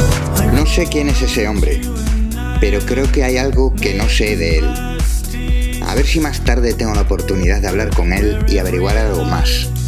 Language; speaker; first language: Spanish; native; Spanish